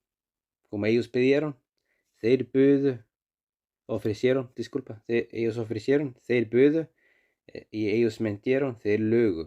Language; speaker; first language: Spanish; non-native, fluent; Icelandic